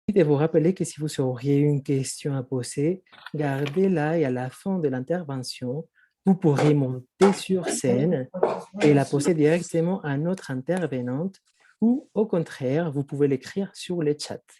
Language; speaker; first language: French; non-native, fluent; Spanish